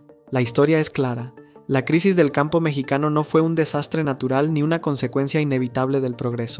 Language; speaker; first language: Spanish; native; Spanish